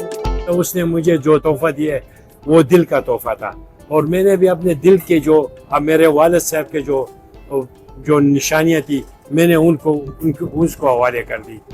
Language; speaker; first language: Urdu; non-native, local second language; Pashto